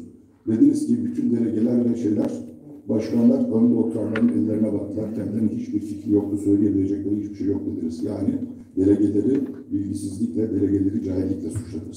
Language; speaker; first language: Turkish; native; Turkish